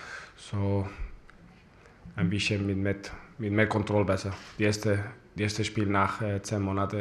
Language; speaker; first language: German; non-native, fluent; Spanish